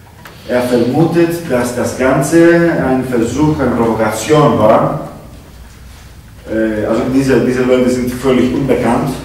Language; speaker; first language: German; non-native, fluent; Greek